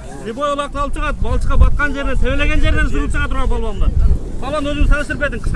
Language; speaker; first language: Kyrgyz; native; Kyrgyz